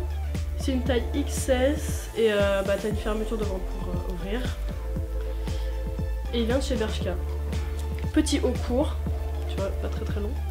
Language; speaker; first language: French; native; French